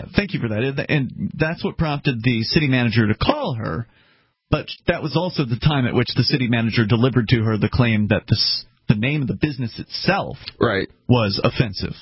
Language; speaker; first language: English; native; English